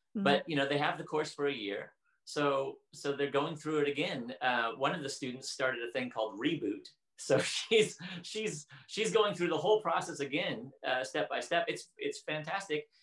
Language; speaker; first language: English; native; English